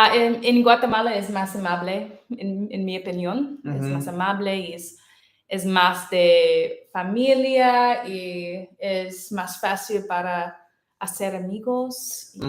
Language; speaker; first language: Spanish; non-native, learner; English